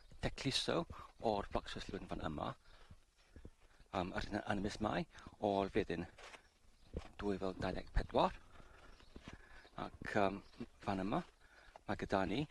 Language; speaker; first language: Welsh; non-native, learner; English